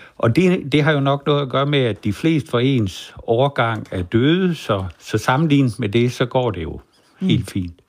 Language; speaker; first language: Danish; native; Danish